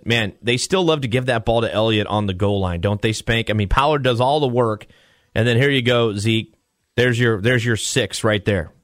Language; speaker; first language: English; native; English